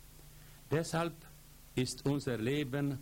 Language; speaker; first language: German; non-native, fluent; Polish